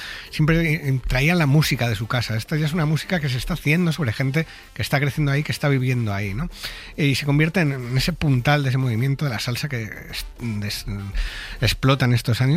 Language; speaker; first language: Spanish; native; Spanish